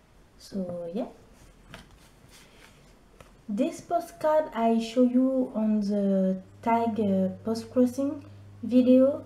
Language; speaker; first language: English; non-native, learner; French